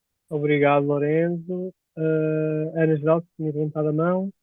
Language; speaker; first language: Portuguese; native; Portuguese